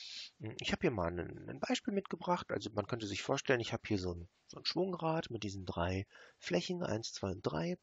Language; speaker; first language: German; native; German